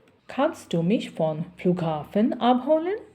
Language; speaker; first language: German; non-native, fluent; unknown